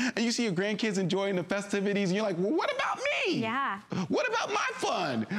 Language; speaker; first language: English; native; English